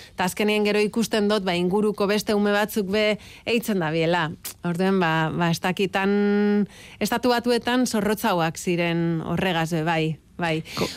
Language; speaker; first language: Basque; native; Basque